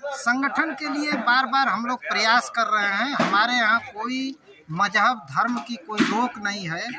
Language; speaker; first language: Hindi; native; Hindi